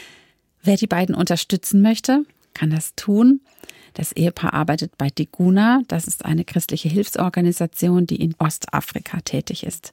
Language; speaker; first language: German; native; German